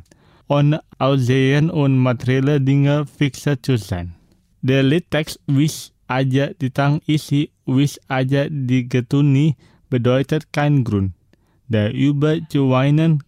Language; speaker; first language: German; non-native, fluent; Indonesian